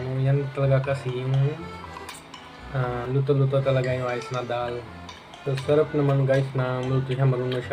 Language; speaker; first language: Filipino; non-native, learner; Punjabi